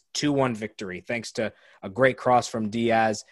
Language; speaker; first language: English; native; English